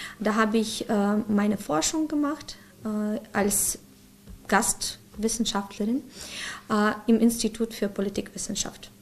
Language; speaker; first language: German; non-native, fluent; Ukrainian